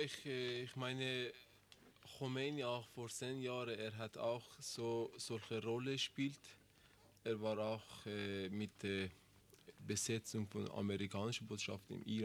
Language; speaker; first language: German; non-native, learner; Persian